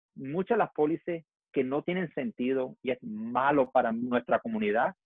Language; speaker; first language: Spanish; early bilingual, heritage; Spanish